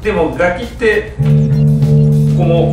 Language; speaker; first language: Japanese; native; Japanese